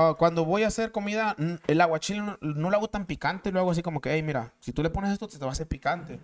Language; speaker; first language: Spanish; native; Spanish